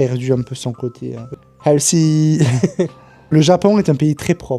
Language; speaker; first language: French; native; French